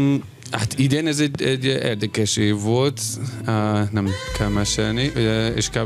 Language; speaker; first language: Hungarian; non-native, fluent; English